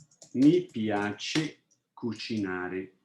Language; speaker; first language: Italian; non-native, fluent; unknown